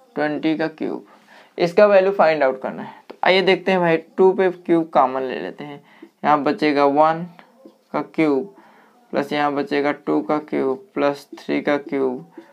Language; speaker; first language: Hindi; native; Hindi